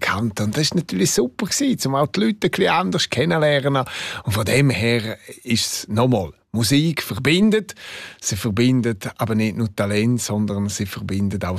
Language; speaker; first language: German; non-native, local second language; Romansh